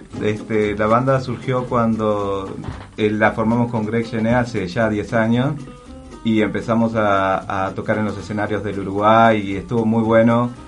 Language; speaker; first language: Spanish; native; Spanish